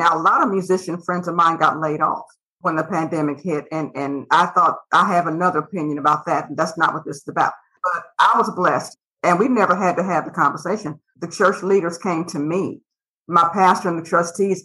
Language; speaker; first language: English; native; English